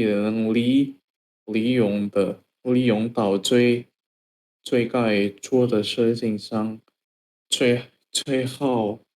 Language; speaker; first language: Chinese; non-native, learner; Indonesian